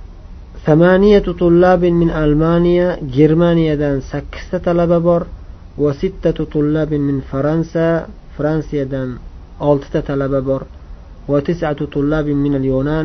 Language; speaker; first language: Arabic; non-native, fluent; Uzbek